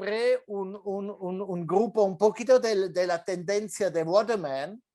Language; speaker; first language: Spanish; non-native, fluent; French